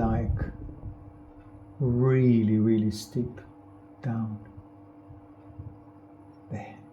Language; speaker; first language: English; non-native, fluent; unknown